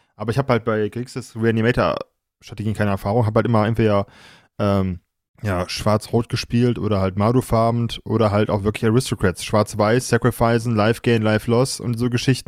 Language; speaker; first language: German; native; German